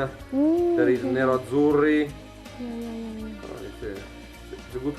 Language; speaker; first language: English; non-native, learner; Italian